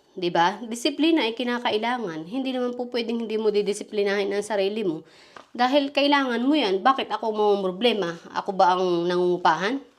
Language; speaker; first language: Filipino; native; Filipino